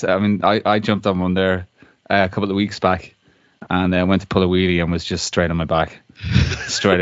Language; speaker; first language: English; native; English